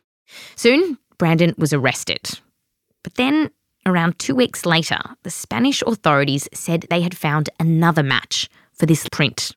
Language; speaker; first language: English; native; English